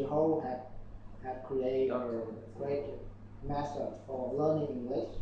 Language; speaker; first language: English; non-native, learner; Vietnamese